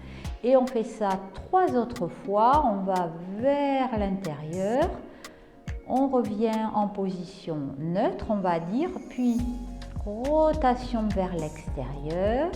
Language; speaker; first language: French; native; French